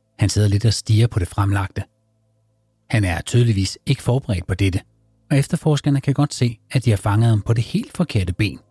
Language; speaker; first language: Danish; native; Danish